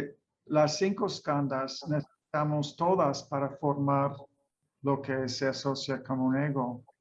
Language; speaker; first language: Spanish; non-native, fluent; English